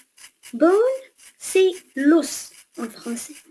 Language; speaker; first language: French; non-native, fluent; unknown